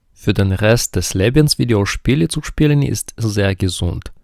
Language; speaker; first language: German; non-native, fluent; Ukrainian